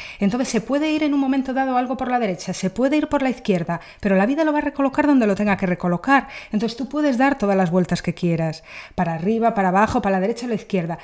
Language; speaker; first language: Spanish; native; Spanish